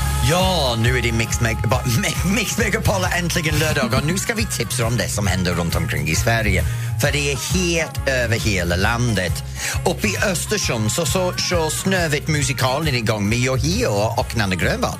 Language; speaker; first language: Swedish; non-native, fluent; English